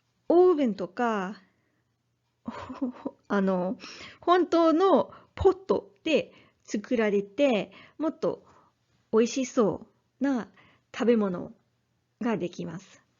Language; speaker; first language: Japanese; non-native, learner; English